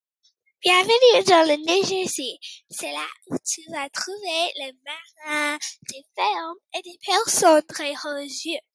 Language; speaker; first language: French; non-native, learner; English